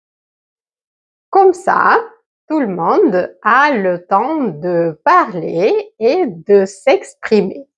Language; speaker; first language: French; native; French